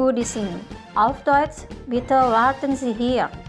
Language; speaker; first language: German; non-native, fluent; Indonesian